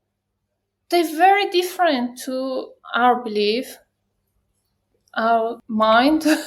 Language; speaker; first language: English; non-native, learner; Persian